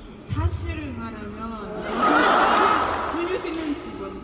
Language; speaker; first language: Korean; non-native, fluent; German